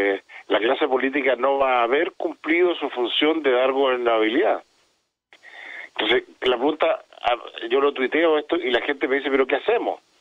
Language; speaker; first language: Spanish; native; Spanish